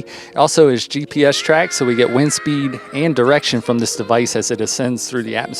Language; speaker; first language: English; native; English